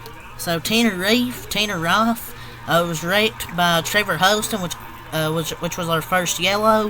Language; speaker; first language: English; native; English